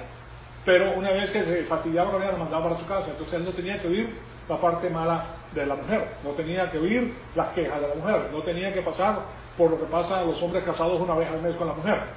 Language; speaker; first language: Spanish; native; Spanish